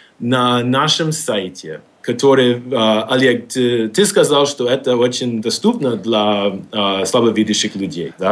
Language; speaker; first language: Russian; non-native, fluent; English